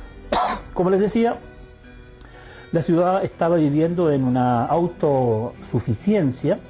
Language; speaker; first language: Spanish; native; Spanish